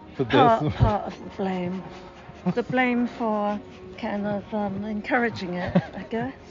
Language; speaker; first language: English; native; English